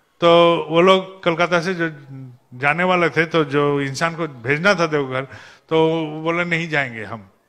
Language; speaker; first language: Hindi; non-native, local second language; Bangla